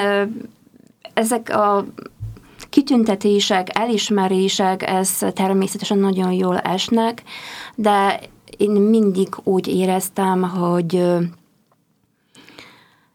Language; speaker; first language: Hungarian; non-native, fluent; Polish